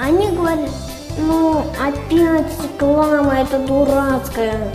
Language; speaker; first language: Russian; native; Russian